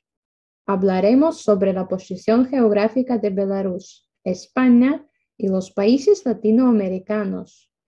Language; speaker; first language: Spanish; non-native, fluent; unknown